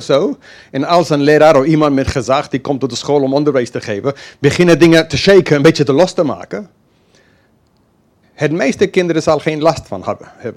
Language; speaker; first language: Dutch; non-native, fluent; English